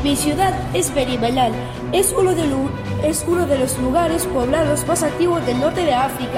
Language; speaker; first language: Spanish; non-native, learner; Arabic